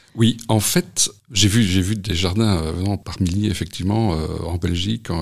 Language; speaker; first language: French; native; French